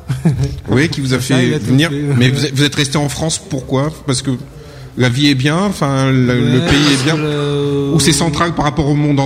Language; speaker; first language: French; native; French